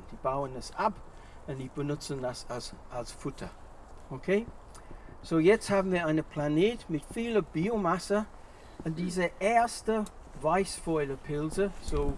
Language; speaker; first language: German; non-native, fluent; English